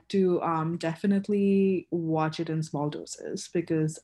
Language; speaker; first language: English; non-native, local second language; Bangla